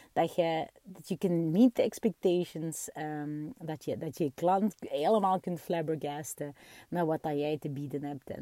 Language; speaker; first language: Dutch; early bilingual, other home language; Russian